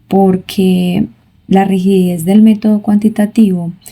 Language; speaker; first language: Spanish; native; Spanish